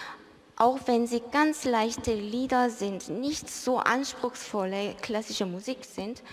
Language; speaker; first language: German; early bilingual, other home language; Korean